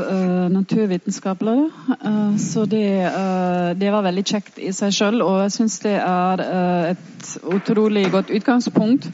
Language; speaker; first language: Norwegian; non-native, fluent; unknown